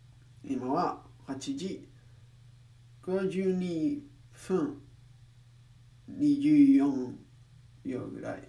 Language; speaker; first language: Japanese; non-native, learner; English